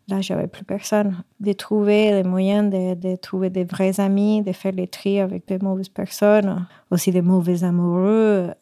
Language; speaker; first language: French; non-native, fluent; Spanish